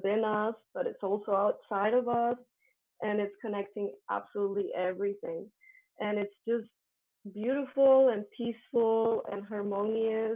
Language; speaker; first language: English; non-native, fluent; Spanish